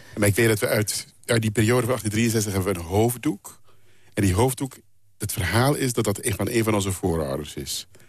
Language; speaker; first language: Dutch; non-native, local second language; Papiamento